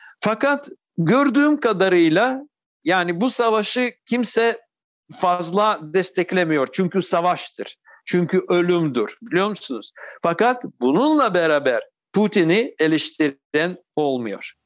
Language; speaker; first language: Turkish; non-native, fluent; Russian